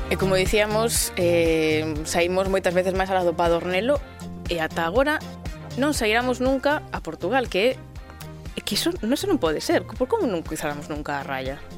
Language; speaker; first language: Galician; native; Galician